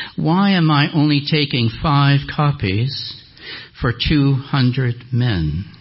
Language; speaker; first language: English; non-native, fluent; French